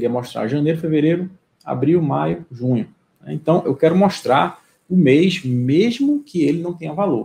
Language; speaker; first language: Portuguese; native; Portuguese